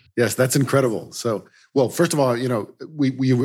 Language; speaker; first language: English; early bilingual, other home language; Dutch